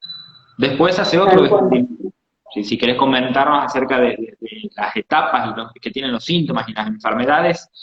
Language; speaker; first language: Spanish; native; Spanish